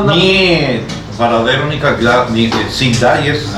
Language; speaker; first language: Russian; non-native, learner; Spanish